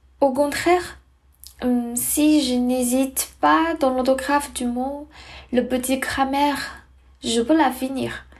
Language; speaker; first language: French; non-native, fluent; Chinese